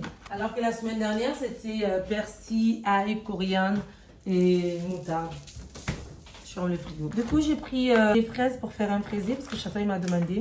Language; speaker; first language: French; native; French